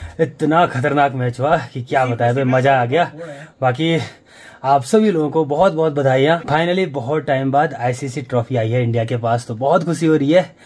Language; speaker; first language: Hindi; non-native, local second language; Garhwali